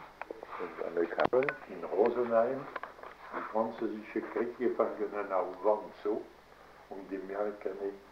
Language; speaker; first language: German; non-native, learner; French